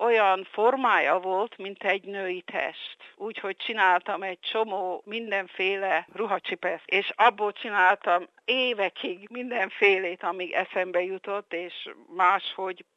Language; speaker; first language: Hungarian; early bilingual, heritage; Hungarian